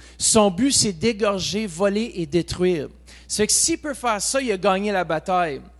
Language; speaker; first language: French; native; French